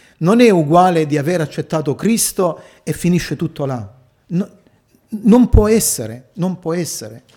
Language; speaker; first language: Italian; early bilingual, heritage; Italian